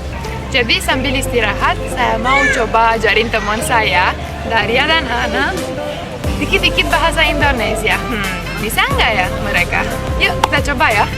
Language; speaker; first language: Indonesian; non-native, fluent; Romanian